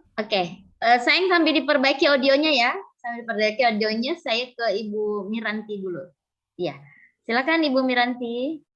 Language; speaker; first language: Indonesian; native; Indonesian